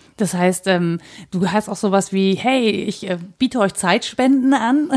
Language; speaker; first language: German; native; German